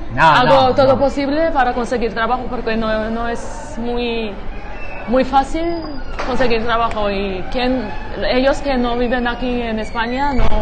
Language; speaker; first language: Spanish; non-native, fluent; Georgian